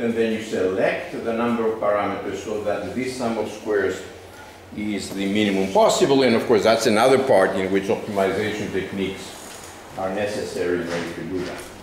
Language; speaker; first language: English; non-native, fluent; Greek